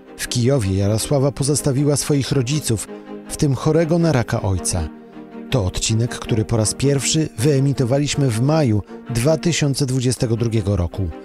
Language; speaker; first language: Polish; native; Polish